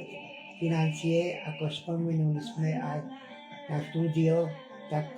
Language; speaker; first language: Slovak; non-native, local second language; Hungarian